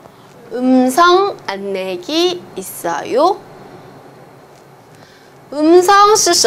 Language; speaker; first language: Korean; non-native, fluent; Chinese